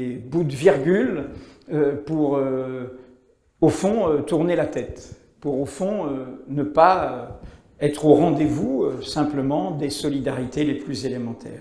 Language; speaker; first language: French; native; French